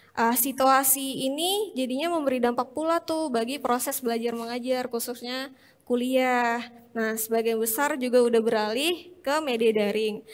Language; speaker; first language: Indonesian; native; Indonesian